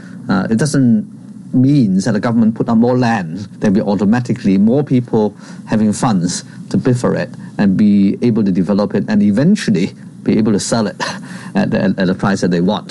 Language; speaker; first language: English; non-native, local second language; Cantonese